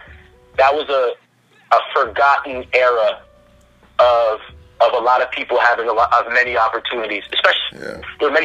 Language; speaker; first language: English; native; English